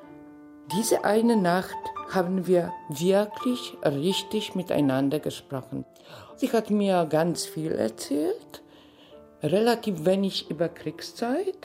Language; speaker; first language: German; non-native, fluent; Polish